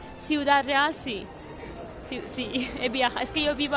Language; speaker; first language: Spanish; non-native, learner; Persian